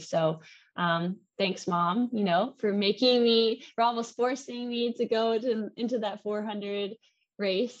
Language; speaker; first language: English; native; English